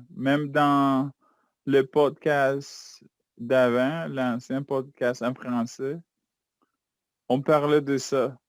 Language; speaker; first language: French; non-native, fluent; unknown